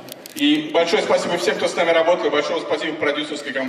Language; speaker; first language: Russian; native; Russian